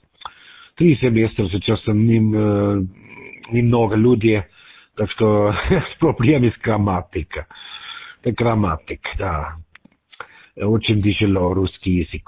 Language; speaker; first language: Russian; non-native, learner; German